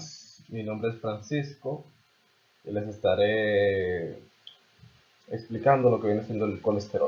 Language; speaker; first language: Spanish; native; Spanish